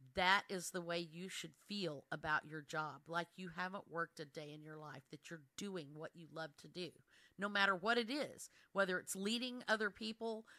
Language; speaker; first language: English; native; English